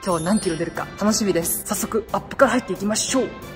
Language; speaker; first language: Japanese; native; Japanese